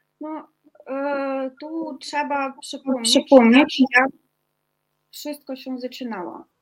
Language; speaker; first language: Polish; non-native, fluent; Russian